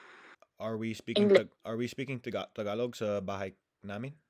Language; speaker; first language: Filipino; non-native, learner; English